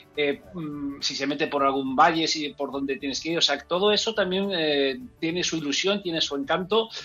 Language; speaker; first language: Spanish; native; Spanish